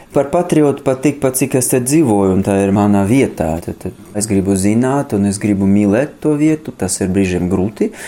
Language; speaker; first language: Latvian; non-native, local second language; Russian